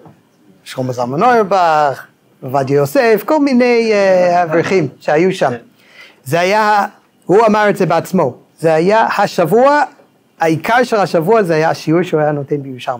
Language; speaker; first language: Hebrew; non-native, fluent; English